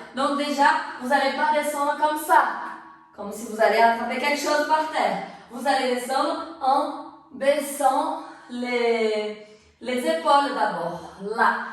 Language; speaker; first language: French; non-native, fluent; Portuguese